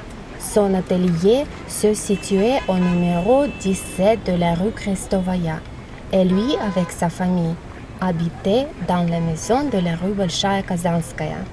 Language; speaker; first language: French; non-native, fluent; Russian